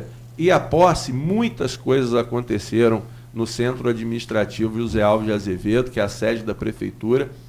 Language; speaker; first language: Portuguese; native; Portuguese